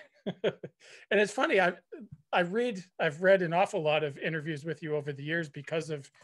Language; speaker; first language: English; native; English